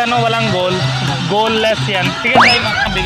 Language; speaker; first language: Filipino; non-native, learner; Punjabi